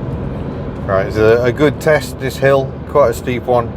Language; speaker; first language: English; native; English